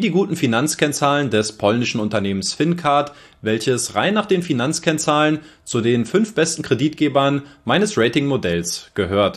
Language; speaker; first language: German; native; German